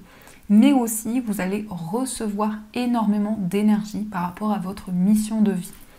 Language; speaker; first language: French; native; French